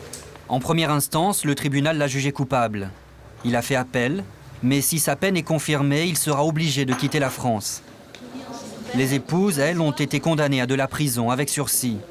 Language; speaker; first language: French; native; French